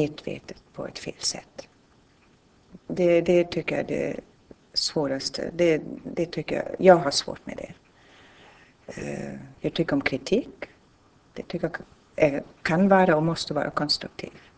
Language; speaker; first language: Swedish; non-native, fluent; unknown